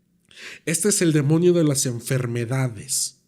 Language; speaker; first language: Spanish; native; Spanish